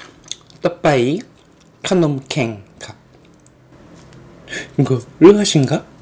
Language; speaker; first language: Thai; non-native, learner; Korean